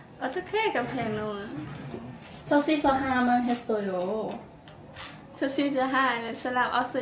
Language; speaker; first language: Korean; non-native, learner; Lao